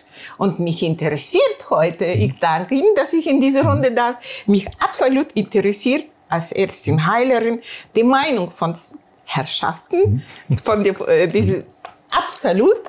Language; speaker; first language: German; non-native, learner; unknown